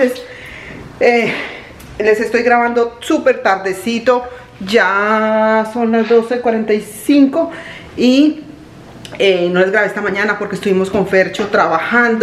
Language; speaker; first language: Spanish; native; Spanish